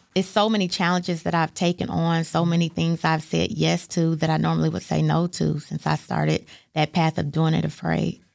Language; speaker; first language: English; native; English